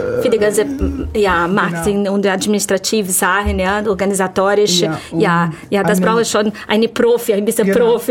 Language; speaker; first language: German; non-native, fluent; Portuguese